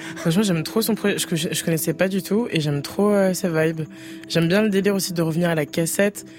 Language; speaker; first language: French; native; French